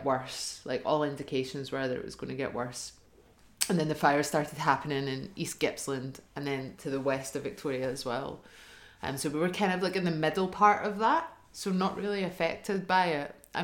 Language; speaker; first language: English; native; English